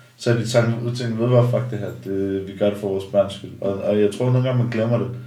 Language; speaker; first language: Danish; early bilingual, other home language; Armenian